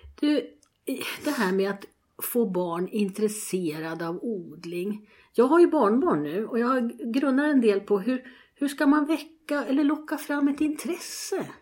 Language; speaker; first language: Swedish; native; Swedish